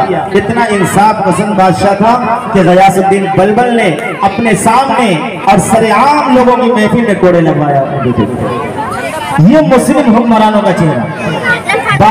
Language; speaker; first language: Urdu; native; Urdu